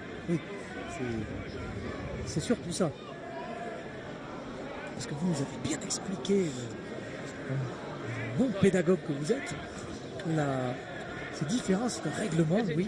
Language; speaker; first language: French; native; French